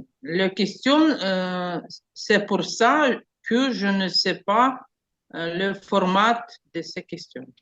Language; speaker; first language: French; non-native, learner; Ukrainian